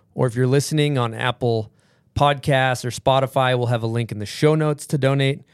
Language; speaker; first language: English; native; English